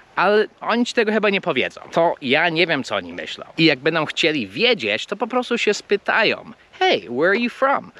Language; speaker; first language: Polish; early bilingual, heritage; Polish